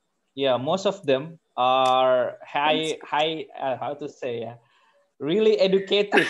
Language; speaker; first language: English; non-native, fluent; Indonesian